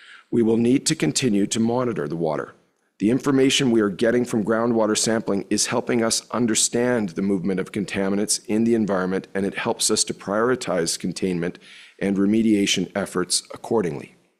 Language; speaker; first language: English; native; English